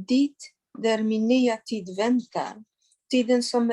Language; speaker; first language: Swedish; non-native, fluent; Polish